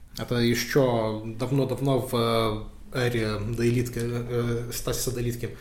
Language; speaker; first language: Russian; non-native, fluent; Lithuanian